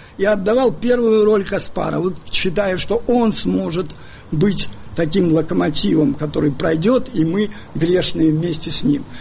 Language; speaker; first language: Russian; native; Russian